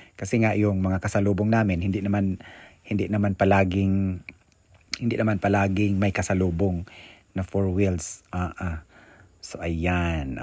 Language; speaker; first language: Filipino; non-native, local second language; Cebuano